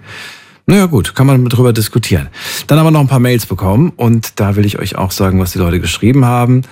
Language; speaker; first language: German; native; German